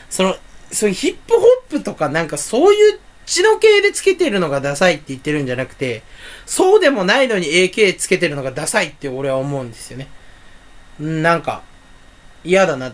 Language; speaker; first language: Japanese; native; Japanese